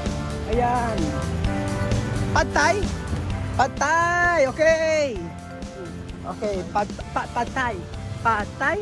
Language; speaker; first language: English; non-native, learner; Filipino